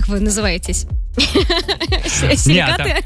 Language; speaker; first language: Russian; native; Russian